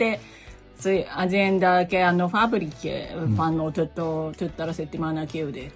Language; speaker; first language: Italian; non-native, learner; Japanese